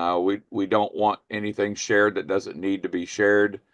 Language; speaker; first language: English; native; English